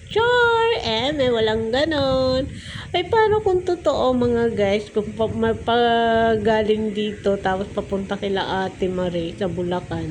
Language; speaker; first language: Filipino; non-native, local second language; Bikol